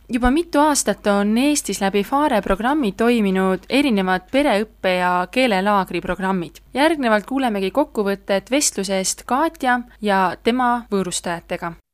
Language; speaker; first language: Estonian; native; Estonian